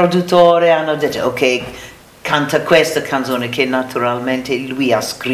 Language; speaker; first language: Italian; non-native, learner; English